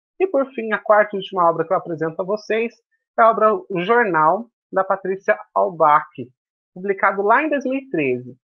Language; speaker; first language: Portuguese; native; Portuguese